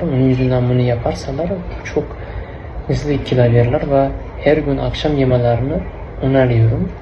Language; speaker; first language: Turkish; non-native, learner; Uzbek